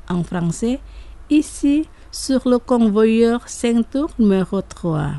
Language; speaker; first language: French; non-native, fluent; Indonesian